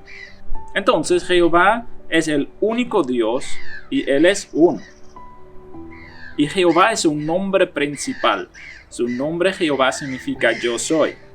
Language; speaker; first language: Spanish; non-native, fluent; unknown